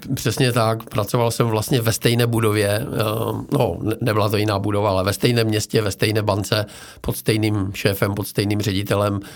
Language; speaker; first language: Czech; native; Czech